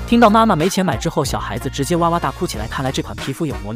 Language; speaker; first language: Chinese; native; Chinese